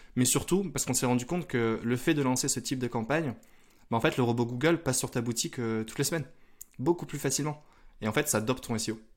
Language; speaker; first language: French; native; French